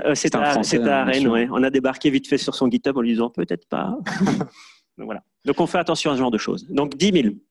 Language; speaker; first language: French; native; French